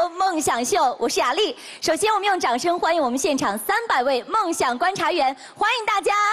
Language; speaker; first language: Chinese; native; Chinese